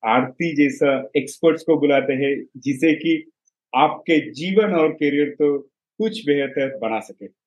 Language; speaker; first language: Hindi; non-native, local second language; Telugu